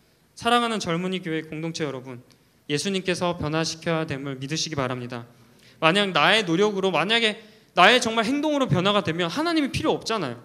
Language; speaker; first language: Korean; native; Korean